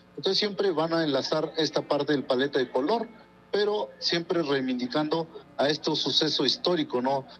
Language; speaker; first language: Spanish; non-native, local second language; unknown